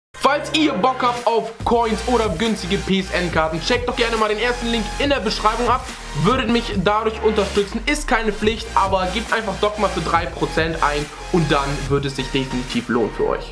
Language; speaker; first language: German; native; German